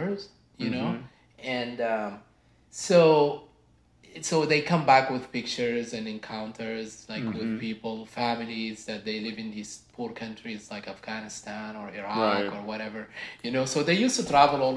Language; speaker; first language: English; non-native, fluent; Arabic